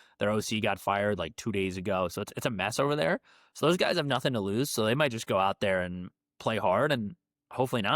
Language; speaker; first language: English; native; English